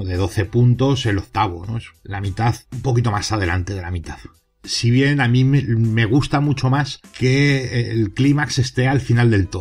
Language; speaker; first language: Spanish; native; Spanish